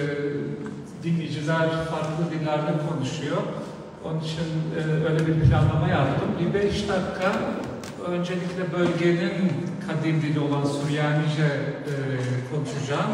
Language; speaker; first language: Turkish; non-native, local second language; Aramaic